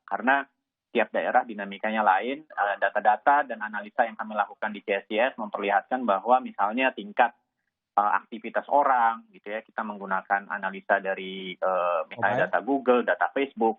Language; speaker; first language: Indonesian; native; Indonesian